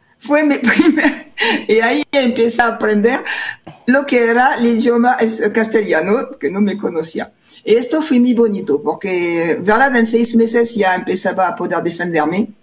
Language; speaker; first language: Spanish; non-native, fluent; French